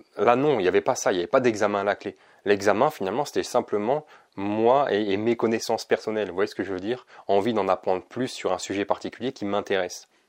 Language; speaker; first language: French; native; French